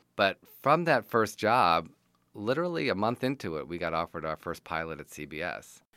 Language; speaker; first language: English; native; English